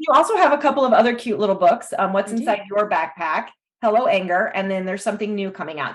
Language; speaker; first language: English; native; English